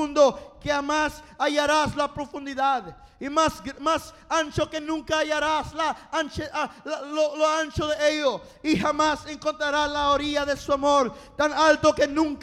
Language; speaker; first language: Spanish; non-native, fluent; English